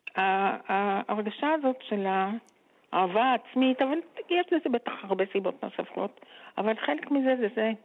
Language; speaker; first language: Hebrew; native; Hebrew